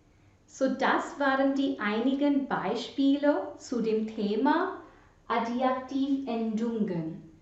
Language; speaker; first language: German; non-native, fluent; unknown